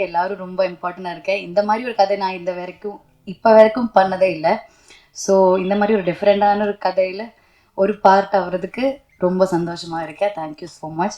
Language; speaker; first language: Tamil; non-native, learner; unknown